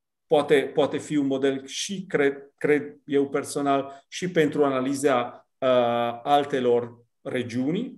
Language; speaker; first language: Romanian; non-native, fluent; Italian